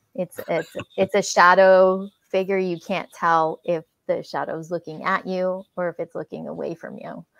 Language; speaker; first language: English; native; English